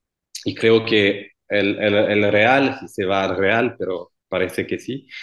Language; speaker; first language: Spanish; non-native, fluent; French